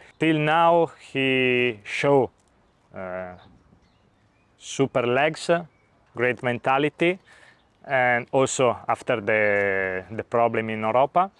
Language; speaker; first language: English; non-native, learner; Italian